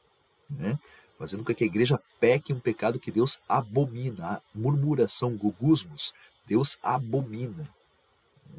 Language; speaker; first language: Portuguese; native; Portuguese